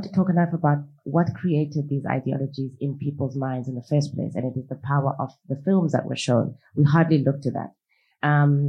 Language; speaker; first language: English; non-native, local second language; Xhosa